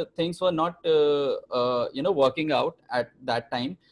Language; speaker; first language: English; non-native, local second language; Hindi